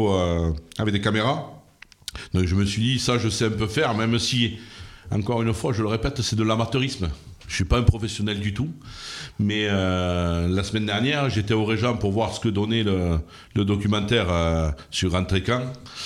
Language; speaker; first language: French; native; French